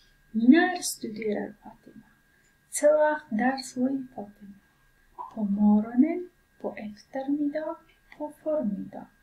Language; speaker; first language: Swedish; non-native, fluent; Pashto